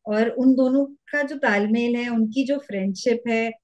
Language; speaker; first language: Hindi; native; Hindi